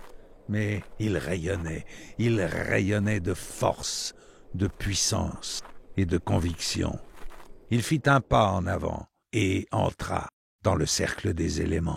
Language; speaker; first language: French; native; French